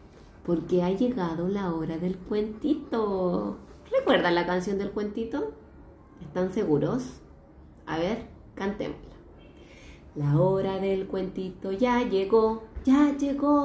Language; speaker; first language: Spanish; native; Spanish